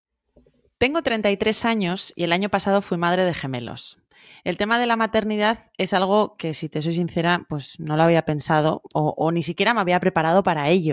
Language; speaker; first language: Spanish; native; Spanish